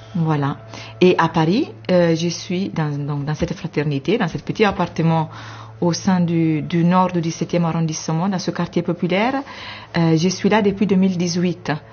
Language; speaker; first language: French; non-native, fluent; Italian